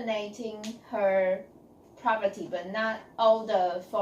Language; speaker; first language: English; non-native, learner; Chinese